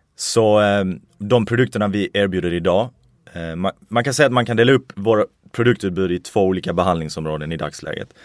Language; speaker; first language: Swedish; native; Swedish